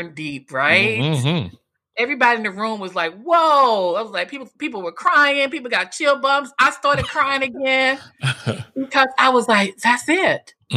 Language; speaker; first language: English; native; English